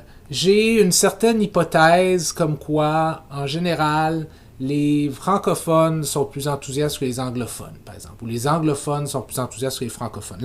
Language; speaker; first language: French; native; French